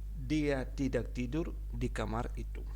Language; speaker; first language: Indonesian; non-native, fluent; Ukrainian